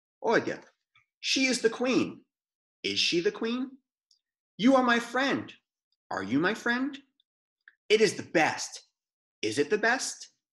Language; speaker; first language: English; native; English